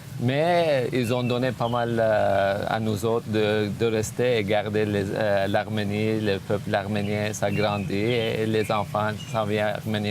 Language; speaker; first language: French; non-native, fluent; Armenian